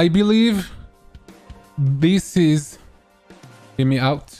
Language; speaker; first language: English; non-native, fluent; French